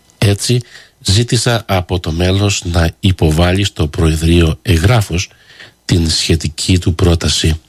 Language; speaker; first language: Greek; early bilingual, heritage; Greek